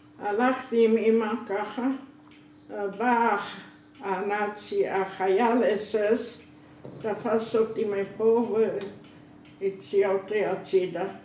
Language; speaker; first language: Hebrew; non-native, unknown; Hungarian